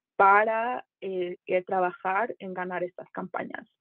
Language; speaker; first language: Spanish; native; Spanish